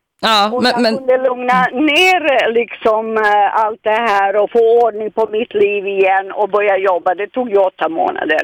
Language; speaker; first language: Swedish; non-native, fluent; Serbian